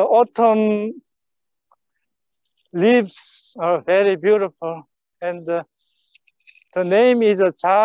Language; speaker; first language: English; non-native, fluent; Korean